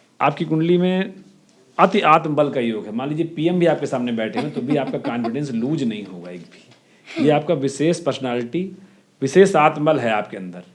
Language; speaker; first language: Hindi; native; Hindi